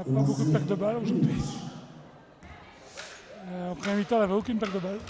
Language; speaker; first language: French; native; French